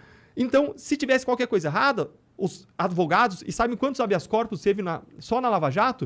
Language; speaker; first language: Portuguese; native; Portuguese